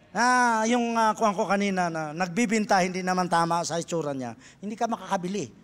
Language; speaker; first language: Filipino; non-native, local second language; Cebuano